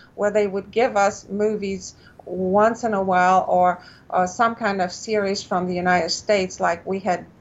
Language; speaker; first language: English; non-native, fluent; Romanian